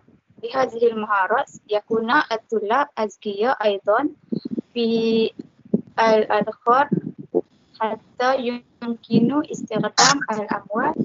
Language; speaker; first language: Arabic; non-native, learner; Malay